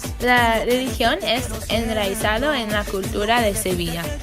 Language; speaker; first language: Spanish; non-native, learner; English